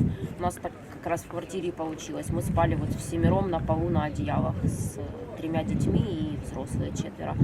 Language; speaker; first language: Russian; native; Russian